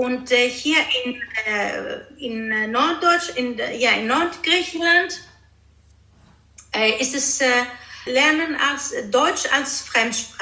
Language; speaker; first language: German; non-native, fluent; Greek